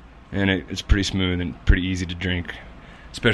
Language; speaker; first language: English; native; English